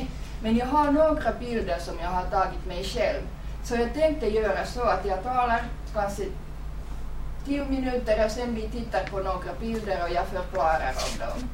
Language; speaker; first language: Swedish; non-native, fluent; Finnish